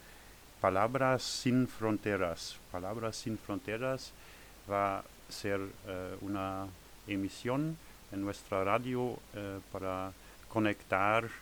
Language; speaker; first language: Spanish; non-native, learner; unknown